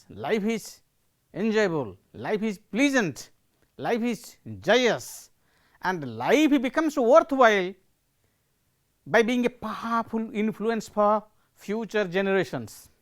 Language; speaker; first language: English; non-native, local second language; Odia